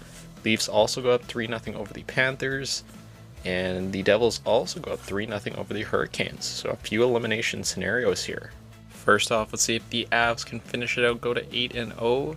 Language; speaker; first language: English; native; English